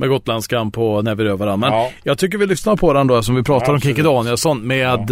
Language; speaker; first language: Swedish; native; Swedish